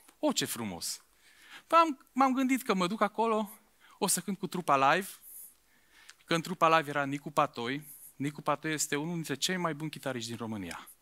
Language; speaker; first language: Romanian; non-native, local second language; Hungarian